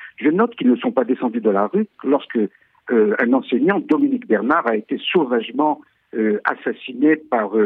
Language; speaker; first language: French; native; French